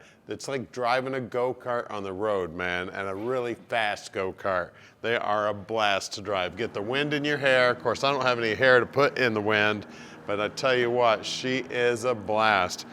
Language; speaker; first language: English; native; English